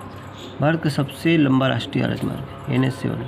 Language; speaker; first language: Hindi; native; Hindi